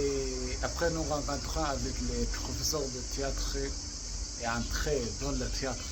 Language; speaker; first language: French; non-native, learner; Arabic